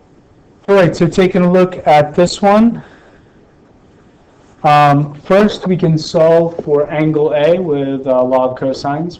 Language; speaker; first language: English; native; English